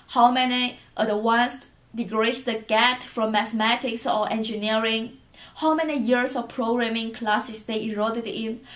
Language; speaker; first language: English; non-native, fluent; Chinese